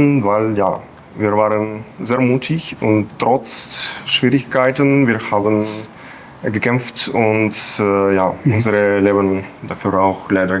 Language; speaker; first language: German; non-native, fluent; Ukrainian